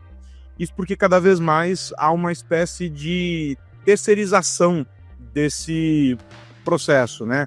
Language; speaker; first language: Portuguese; native; Portuguese